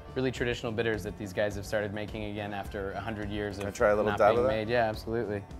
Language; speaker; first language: English; native; English